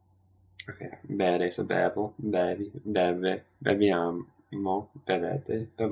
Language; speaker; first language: Italian; non-native, learner; English